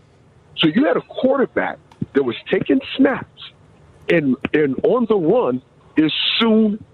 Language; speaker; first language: English; native; English